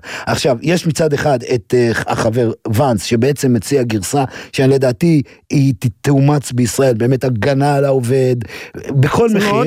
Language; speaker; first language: Hebrew; native; Hebrew